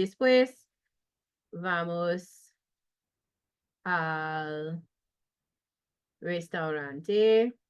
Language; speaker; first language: Spanish; non-native, fluent; English